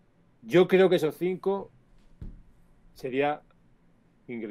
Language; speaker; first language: Spanish; native; Spanish